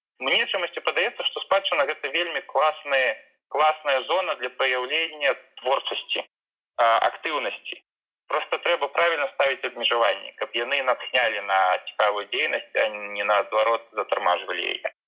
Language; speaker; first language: Belarusian; non-native, local second language; Russian